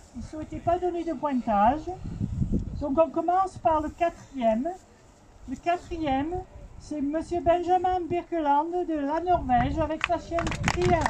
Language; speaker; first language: French; native; French